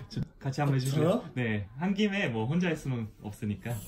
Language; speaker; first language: Korean; native; Korean